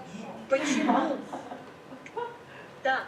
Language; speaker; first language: Russian; non-native, learner; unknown